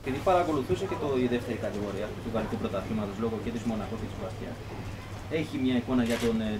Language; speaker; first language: Greek; native; Greek